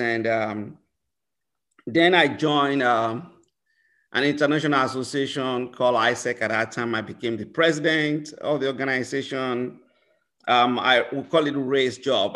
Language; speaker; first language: English; non-native, local second language; Yoruba